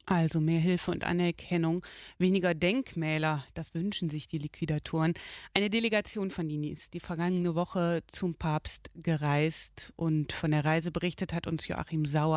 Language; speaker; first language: German; native; German